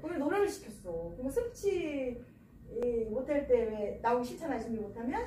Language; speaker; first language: Korean; native; Korean